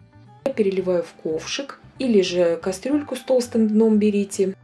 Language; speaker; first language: Russian; native; Russian